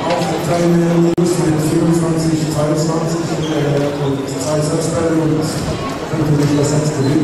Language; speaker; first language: German; non-native, learner; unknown